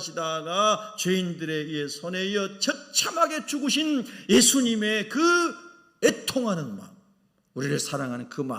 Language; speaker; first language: Korean; native; Korean